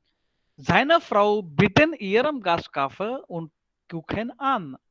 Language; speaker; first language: German; non-native, fluent; Marathi